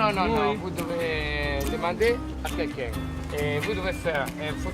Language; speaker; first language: French; non-native, fluent; Italian